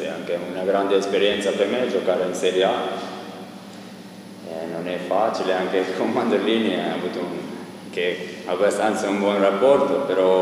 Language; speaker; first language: Italian; non-native, fluent; Croatian